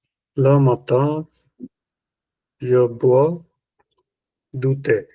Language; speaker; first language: French; non-native, learner; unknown